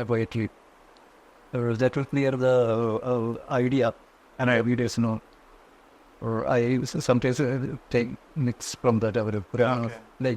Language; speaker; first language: English; non-native, local second language; Konkani